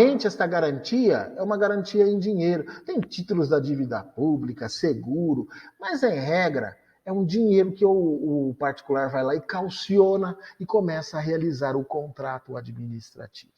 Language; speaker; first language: Portuguese; native; Portuguese